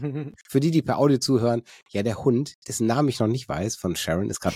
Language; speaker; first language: German; native; German